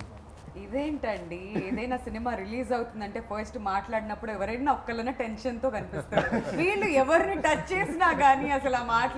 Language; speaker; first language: Telugu; native; Telugu